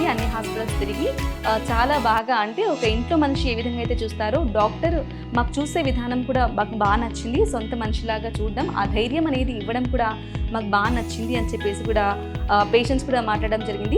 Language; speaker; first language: Telugu; native; Telugu